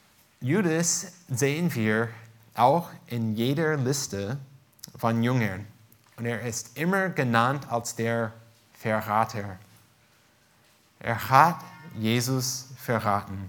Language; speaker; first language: German; non-native, fluent; English